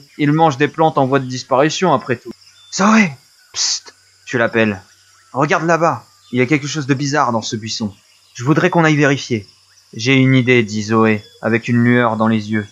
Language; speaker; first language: French; native; French